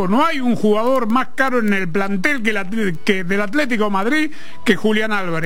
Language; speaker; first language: Spanish; native; Spanish